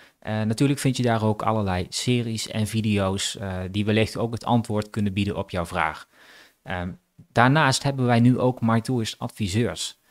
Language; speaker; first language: Dutch; native; Dutch